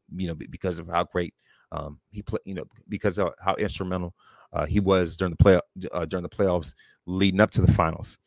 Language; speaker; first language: English; native; English